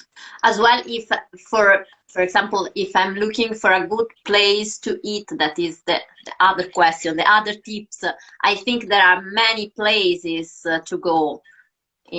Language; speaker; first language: English; non-native, fluent; Italian